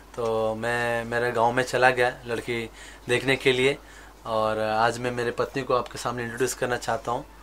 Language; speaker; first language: Hindi; non-native, local second language; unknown